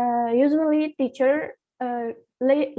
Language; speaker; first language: English; non-native, learner; Indonesian